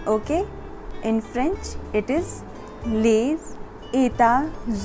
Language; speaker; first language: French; non-native, fluent; Hindi